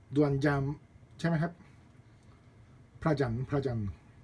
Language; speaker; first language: Thai; non-native, learner; Japanese